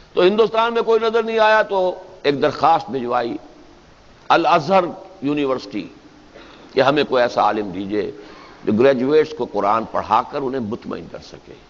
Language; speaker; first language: Urdu; native; Urdu